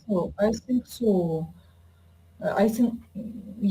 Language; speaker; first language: English; non-native, learner; Russian